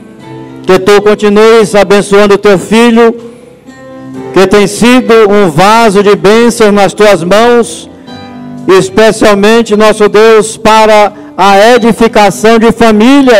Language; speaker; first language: Portuguese; native; Portuguese